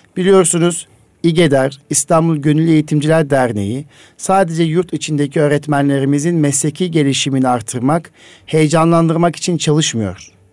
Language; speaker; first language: Turkish; native; Turkish